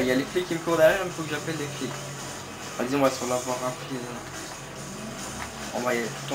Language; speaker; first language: French; native; French